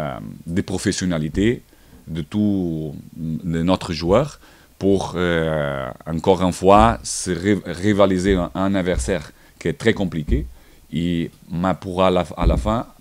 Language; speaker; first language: French; non-native, learner; Portuguese